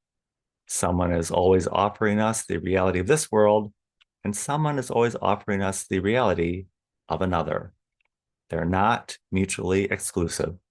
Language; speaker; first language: English; native; English